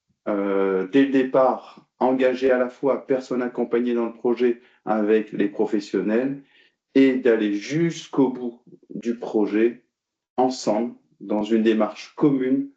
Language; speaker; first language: French; native; French